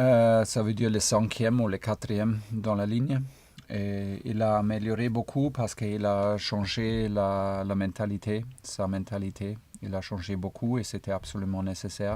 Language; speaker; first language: French; non-native, fluent; German